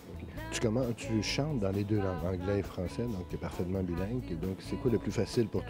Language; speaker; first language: French; native; French